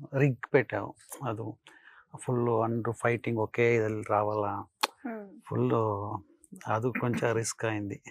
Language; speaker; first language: Telugu; non-native, learner; Kannada